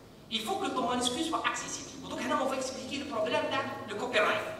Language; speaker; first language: French; non-native, local second language; Arabic